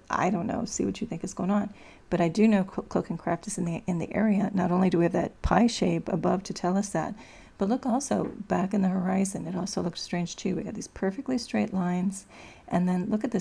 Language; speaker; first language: English; native; English